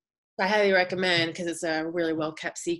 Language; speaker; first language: English; native; English